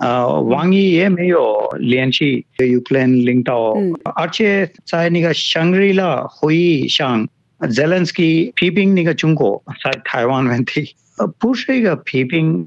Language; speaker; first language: Chinese; non-native, fluent; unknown